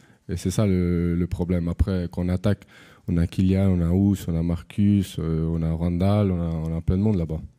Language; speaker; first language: French; non-native, fluent; Spanish